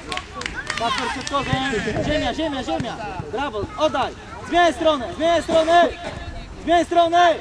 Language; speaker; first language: Polish; native; Polish